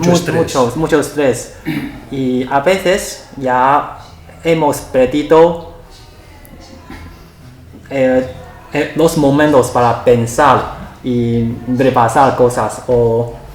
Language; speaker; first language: Spanish; non-native, learner; Chinese